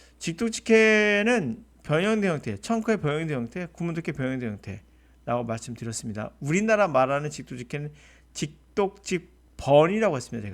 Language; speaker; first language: Korean; native; Korean